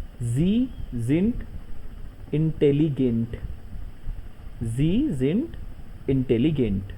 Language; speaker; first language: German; non-native, learner; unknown